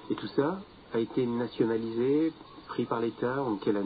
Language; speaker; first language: French; native; French